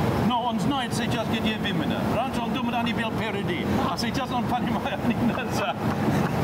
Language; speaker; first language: Russian; non-native, fluent; English